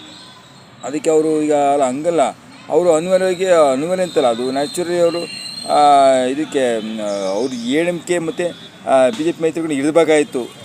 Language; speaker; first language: Kannada; native; Kannada